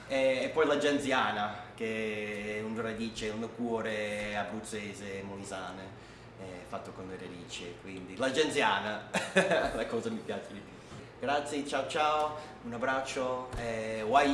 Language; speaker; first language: Italian; non-native, learner; English